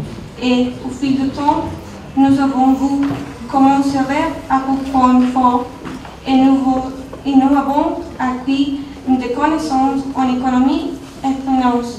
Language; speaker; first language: French; non-native, learner; Spanish